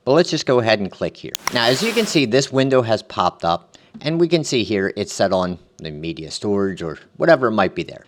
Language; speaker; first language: English; native; English